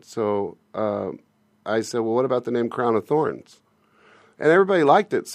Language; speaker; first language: English; native; English